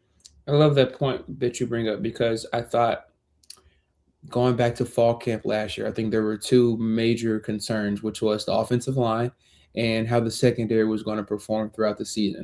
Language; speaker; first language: English; native; English